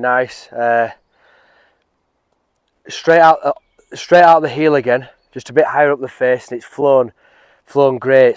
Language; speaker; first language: English; native; English